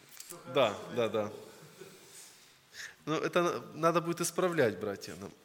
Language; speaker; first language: Russian; native; Russian